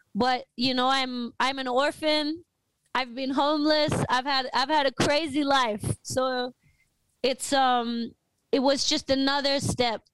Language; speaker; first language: English; native; English